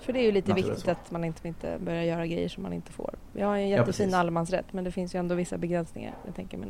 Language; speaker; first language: Swedish; native; Swedish